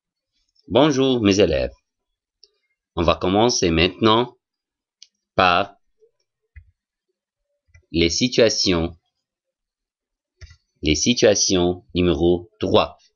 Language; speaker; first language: French; non-native, fluent; Arabic